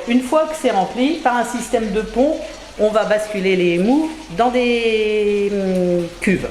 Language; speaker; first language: French; native; French